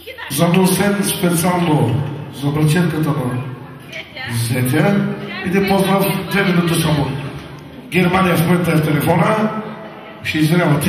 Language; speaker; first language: Bulgarian; non-native, local second language; Turkish